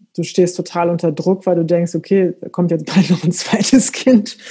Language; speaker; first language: German; native; German